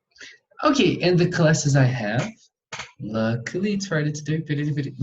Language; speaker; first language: English; non-native, fluent; Portuguese